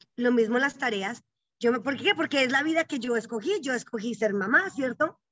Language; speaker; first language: Spanish; native; Spanish